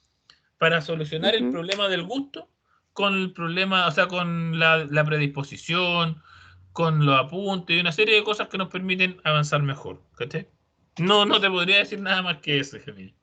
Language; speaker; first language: Spanish; native; Spanish